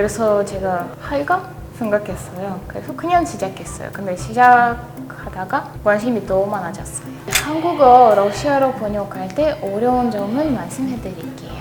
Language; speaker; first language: Korean; non-native, learner; Russian